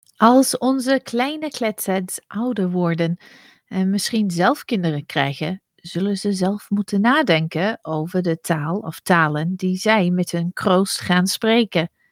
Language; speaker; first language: Dutch; non-native, fluent; English